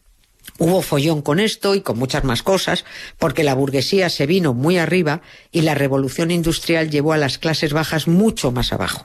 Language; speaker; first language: Spanish; native; Spanish